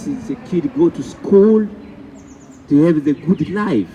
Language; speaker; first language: English; non-native, local second language; French